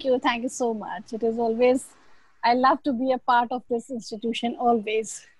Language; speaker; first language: English; non-native, fluent; Hindi